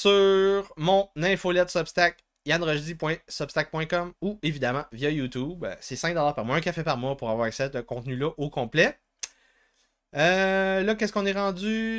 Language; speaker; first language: French; native; French